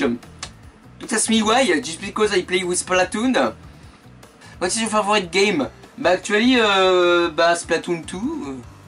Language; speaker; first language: English; non-native, learner; French